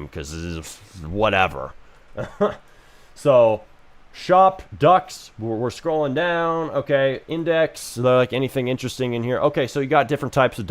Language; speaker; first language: English; native; English